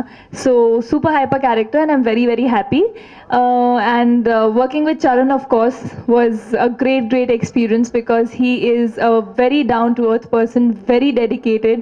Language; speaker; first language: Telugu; non-native, fluent; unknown